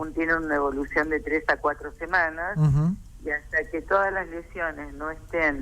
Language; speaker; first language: Spanish; native; Spanish